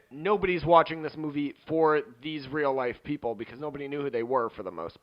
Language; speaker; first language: English; native; English